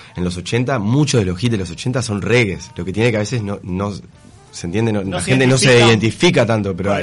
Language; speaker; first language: Spanish; native; Spanish